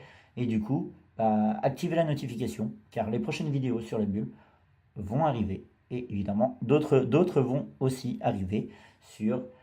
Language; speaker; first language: French; native; French